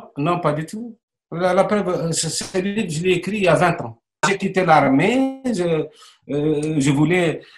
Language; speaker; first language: French; non-native, local second language; Arabic